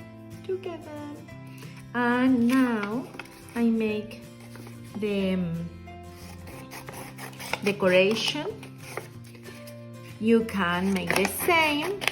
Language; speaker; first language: English; non-native, learner; Spanish